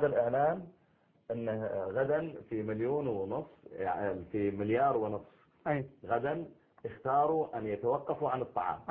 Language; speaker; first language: Arabic; native; Arabic